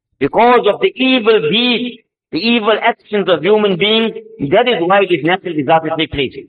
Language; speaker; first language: English; native; English